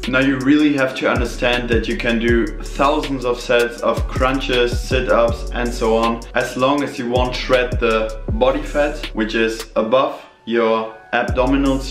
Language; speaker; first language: English; non-native, fluent; German